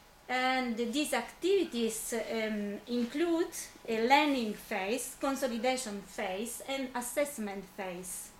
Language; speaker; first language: English; non-native, fluent; Italian